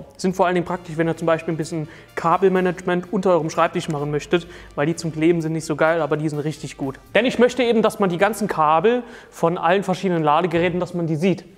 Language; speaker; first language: German; native; German